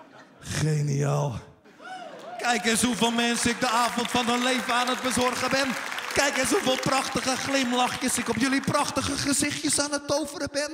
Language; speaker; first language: Dutch; native; Dutch